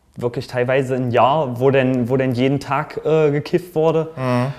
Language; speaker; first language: German; native; German